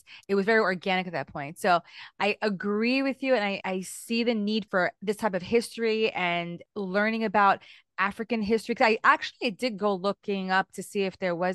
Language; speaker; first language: English; native; English